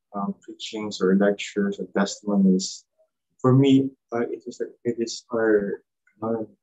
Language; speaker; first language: English; non-native, local second language; Cebuano